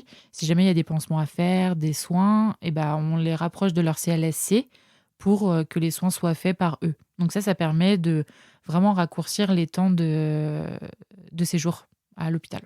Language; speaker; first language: French; native; French